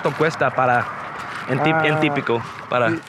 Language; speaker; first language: Spanish; non-native, learner; English